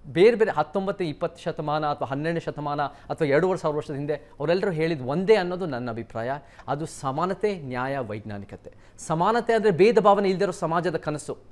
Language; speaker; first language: Kannada; early bilingual, heritage; Kannada